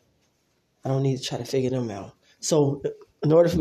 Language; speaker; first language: English; native; English